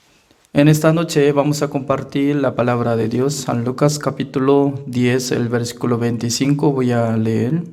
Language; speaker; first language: Spanish; non-native, fluent; Korean